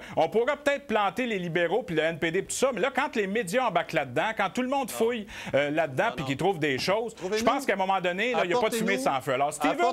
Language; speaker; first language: French; native; French